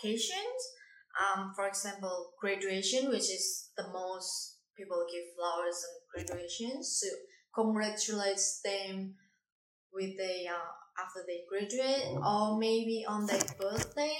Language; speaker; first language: English; non-native, fluent; Indonesian